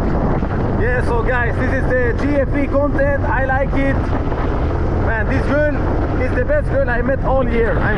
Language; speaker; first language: English; non-native, fluent; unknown